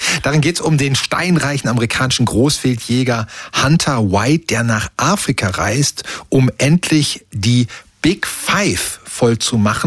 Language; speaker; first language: German; native; German